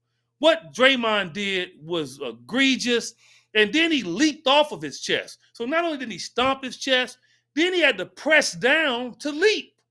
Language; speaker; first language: English; native; English